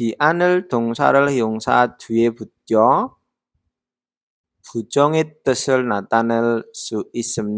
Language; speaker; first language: Korean; non-native, fluent; Indonesian